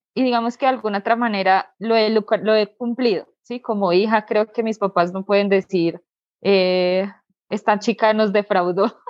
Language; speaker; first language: Spanish; native; Spanish